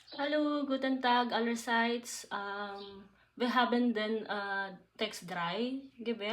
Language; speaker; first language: German; non-native, learner; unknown